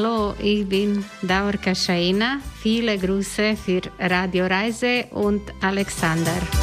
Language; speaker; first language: German; non-native, learner; Croatian